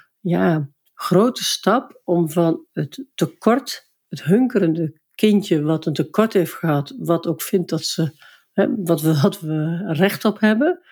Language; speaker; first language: Dutch; native; Dutch